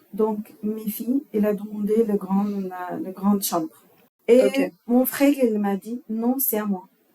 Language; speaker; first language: French; non-native, learner; Arabic